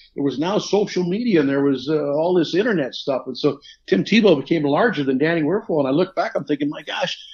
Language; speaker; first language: English; native; English